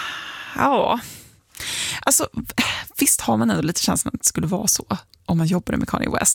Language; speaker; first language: Swedish; native; Swedish